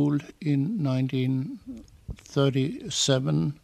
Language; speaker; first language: English; non-native, fluent; German